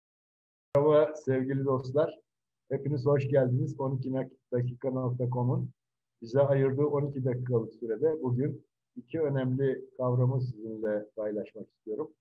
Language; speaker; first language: Turkish; native; Turkish